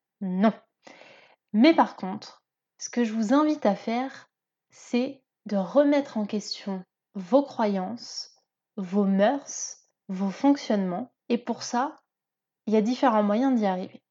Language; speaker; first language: French; native; French